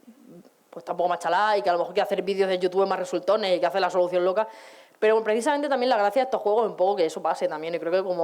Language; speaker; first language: Spanish; native; Spanish